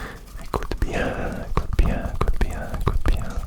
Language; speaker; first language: French; non-native, learner; Russian